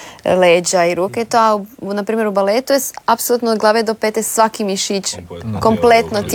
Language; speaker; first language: Serbian; native; Serbian